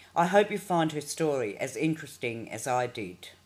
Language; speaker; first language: English; native; English